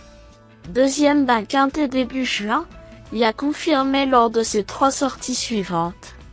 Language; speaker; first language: French; native; French